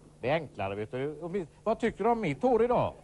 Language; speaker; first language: Swedish; native; Swedish